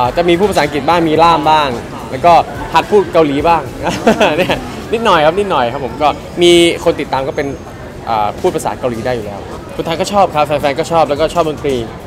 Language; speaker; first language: Thai; native; Thai